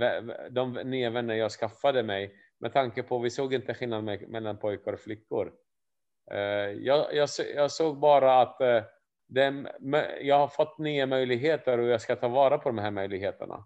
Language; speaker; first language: Swedish; non-native, fluent; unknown